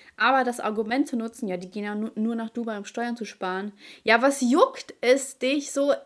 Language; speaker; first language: German; early bilingual, other home language; Ukrainian